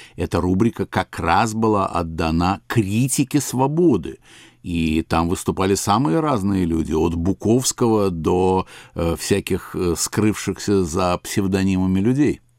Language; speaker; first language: Russian; native; Russian